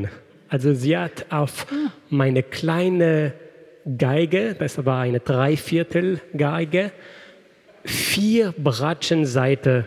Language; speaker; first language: German; non-native, fluent; French